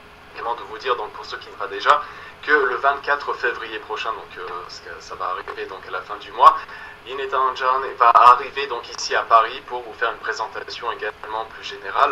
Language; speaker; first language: French; native; French